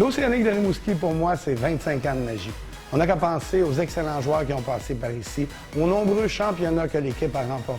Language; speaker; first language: French; native; French